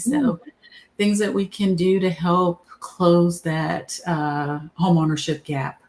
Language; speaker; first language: English; native; English